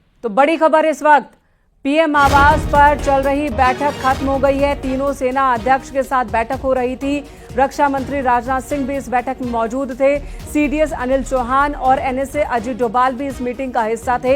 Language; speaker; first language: Hindi; native; Hindi